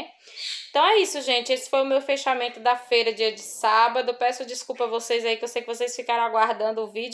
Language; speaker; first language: Portuguese; native; Portuguese